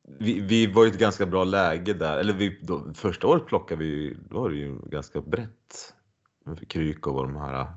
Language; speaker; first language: Swedish; native; Swedish